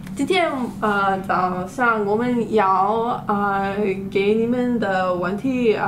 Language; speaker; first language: Chinese; non-native, learner; English